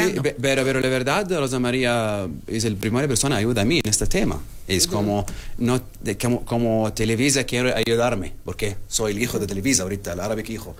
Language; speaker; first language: Spanish; non-native, learner; Arabic